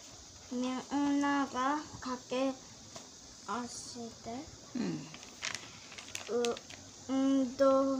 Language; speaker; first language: Japanese; early bilingual, heritage; Korean